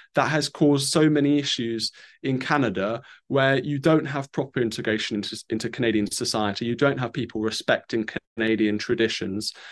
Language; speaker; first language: English; native; English